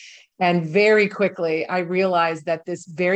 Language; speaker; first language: English; native; English